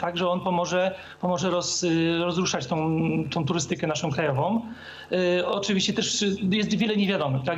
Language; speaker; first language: Polish; native; Polish